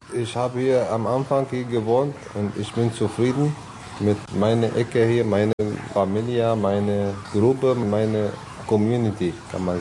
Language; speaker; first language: German; non-native, learner; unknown